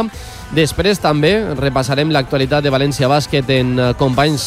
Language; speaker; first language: Catalan; native; Catalan